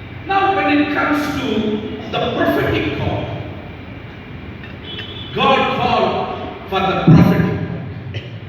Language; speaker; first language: English; non-native, local second language; Telugu